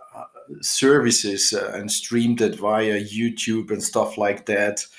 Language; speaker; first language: English; non-native, fluent; German